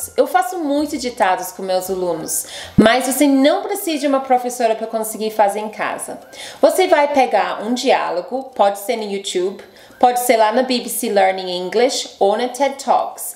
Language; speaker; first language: Portuguese; non-native, fluent; English